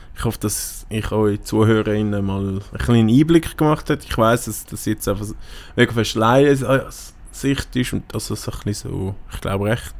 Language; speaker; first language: German; native; German